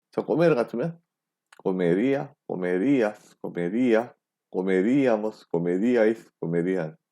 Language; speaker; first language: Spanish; non-native, fluent; Korean